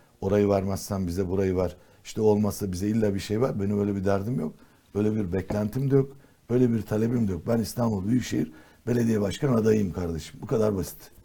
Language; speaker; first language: Turkish; non-native, local second language; Kurdish